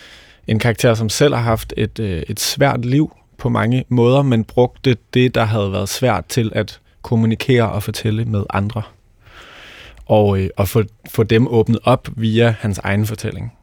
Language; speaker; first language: Danish; native; Danish